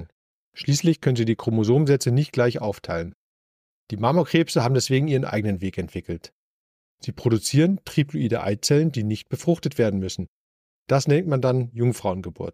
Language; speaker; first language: German; native; German